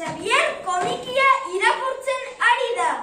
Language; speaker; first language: Basque; non-native, learner; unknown